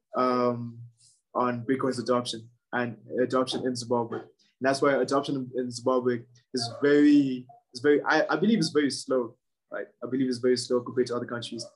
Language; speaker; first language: English; non-native, local second language; Shona